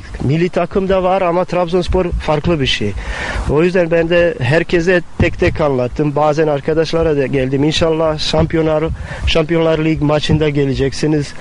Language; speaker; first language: Turkish; non-native, fluent; Bosnian